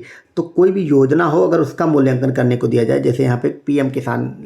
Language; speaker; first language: Hindi; native; Hindi